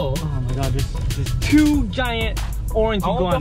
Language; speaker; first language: English; native; English